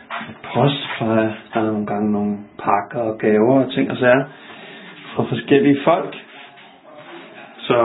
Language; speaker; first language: Danish; native; Danish